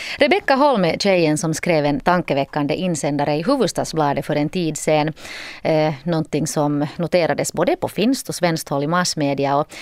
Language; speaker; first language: Swedish; native; Swedish